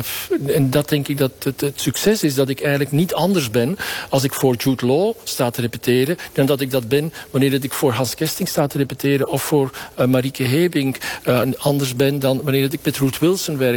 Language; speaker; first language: Dutch; native; Dutch